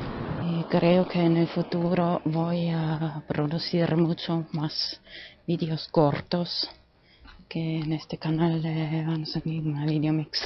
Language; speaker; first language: Spanish; non-native, fluent; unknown